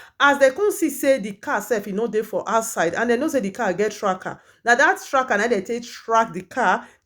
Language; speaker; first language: Nigerian Pidgin; native; Nigerian Pidgin